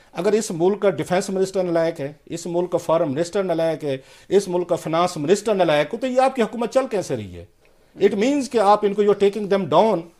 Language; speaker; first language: Hindi; native; Hindi